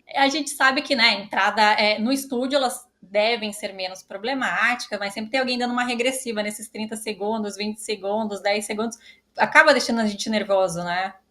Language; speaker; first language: Portuguese; native; Portuguese